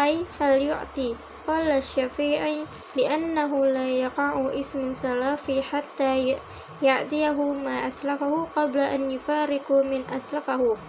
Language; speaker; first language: Arabic; non-native, learner; Indonesian